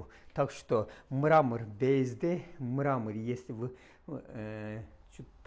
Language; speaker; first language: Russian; non-native, learner; Turkish